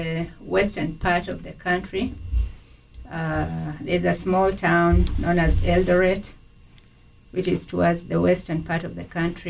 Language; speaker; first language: English; non-native, local second language; Kalenjin